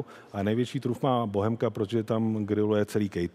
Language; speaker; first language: Czech; native; Czech